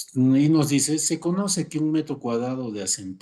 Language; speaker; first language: Spanish; native; Spanish